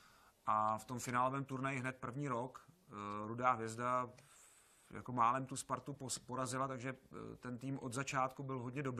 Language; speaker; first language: Czech; native; Czech